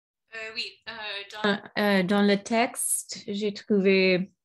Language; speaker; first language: French; non-native, fluent; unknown